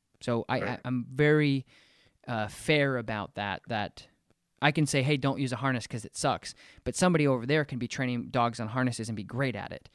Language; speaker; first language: English; native; English